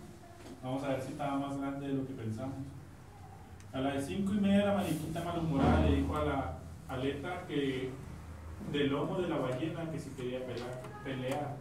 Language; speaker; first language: Spanish; native; Spanish